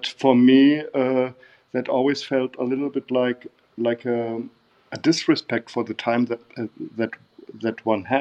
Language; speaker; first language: English; non-native, fluent; German